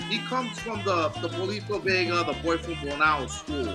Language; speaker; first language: English; early bilingual, other home language; Spanish